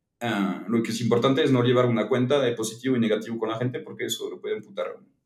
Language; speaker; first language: Spanish; non-native, fluent; French